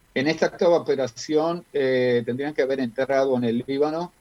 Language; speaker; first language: Spanish; native; Spanish